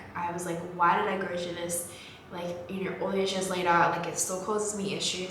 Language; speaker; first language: English; native; English